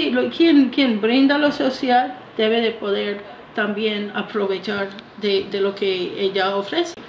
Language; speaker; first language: Spanish; non-native, fluent; English